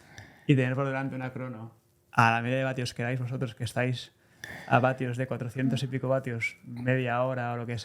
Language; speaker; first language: Spanish; native; Spanish